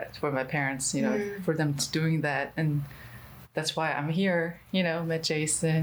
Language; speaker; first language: English; non-native, fluent; Korean